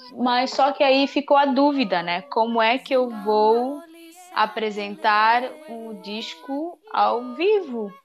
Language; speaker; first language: Portuguese; native; Portuguese